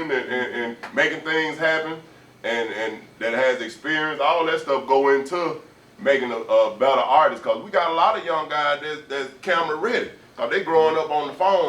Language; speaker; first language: English; native; English